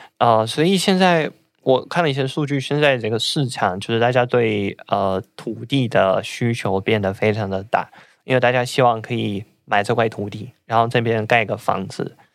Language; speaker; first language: Chinese; non-native, fluent; Russian